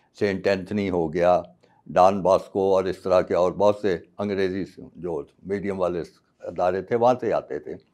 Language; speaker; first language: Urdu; native; Urdu